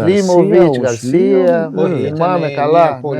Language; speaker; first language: Greek; non-native, fluent; Portuguese